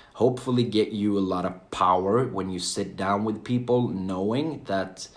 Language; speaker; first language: English; non-native, fluent; Swedish